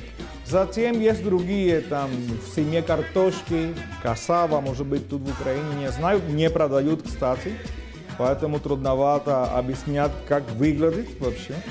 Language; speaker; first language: Russian; non-native, fluent; Spanish